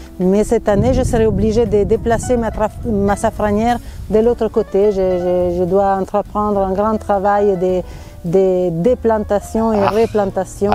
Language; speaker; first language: French; non-native, fluent; Italian